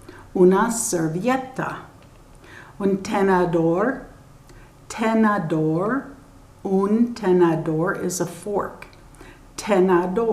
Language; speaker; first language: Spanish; non-native, learner; English